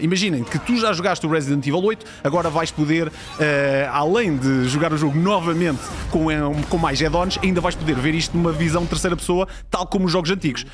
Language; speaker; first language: Portuguese; native; Portuguese